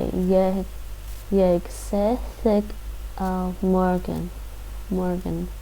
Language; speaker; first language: Icelandic; non-native, learner; English